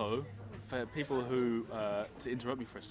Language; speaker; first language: English; native; English